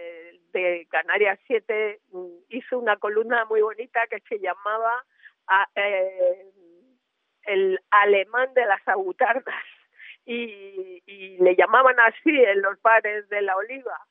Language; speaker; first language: Spanish; native; Spanish